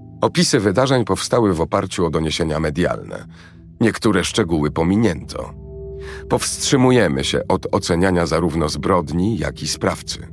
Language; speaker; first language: Polish; native; Polish